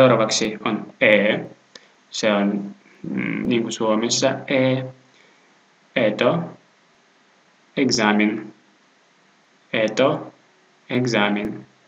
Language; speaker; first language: Finnish; non-native, fluent; Russian